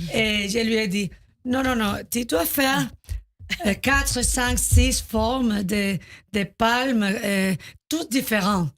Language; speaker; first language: French; non-native, learner; Spanish